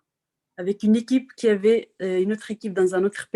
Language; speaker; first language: French; non-native, local second language; Arabic